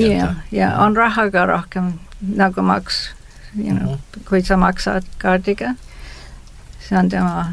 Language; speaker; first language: Estonian; early bilingual, heritage; Estonian